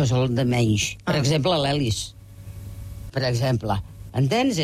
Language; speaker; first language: Catalan; native; Catalan